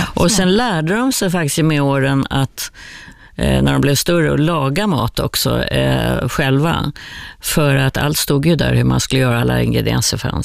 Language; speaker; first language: Swedish; native; Swedish